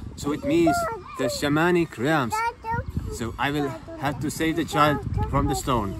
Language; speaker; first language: English; non-native, fluent; Estonian